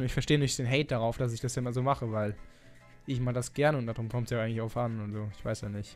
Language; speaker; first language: German; native; German